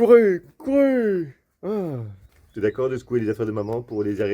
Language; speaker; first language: French; native; French